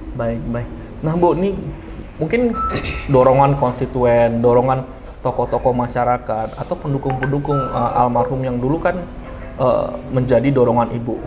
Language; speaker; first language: Indonesian; native; Indonesian